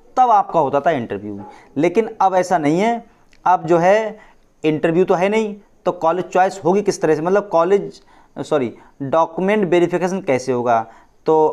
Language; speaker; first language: Hindi; native; Hindi